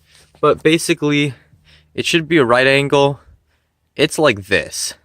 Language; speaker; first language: English; native; English